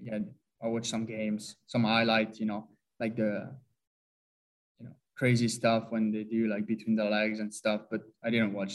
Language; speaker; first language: English; non-native, fluent; French